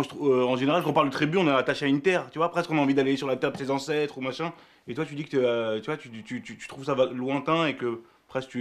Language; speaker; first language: French; early bilingual, other home language; Arabic